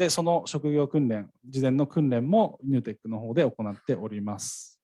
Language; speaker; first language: Japanese; native; Japanese